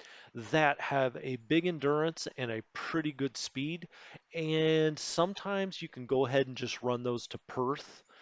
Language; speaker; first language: English; native; English